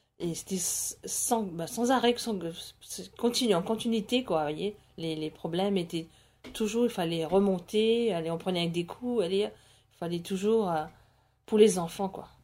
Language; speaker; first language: French; non-native, local second language; Morisyen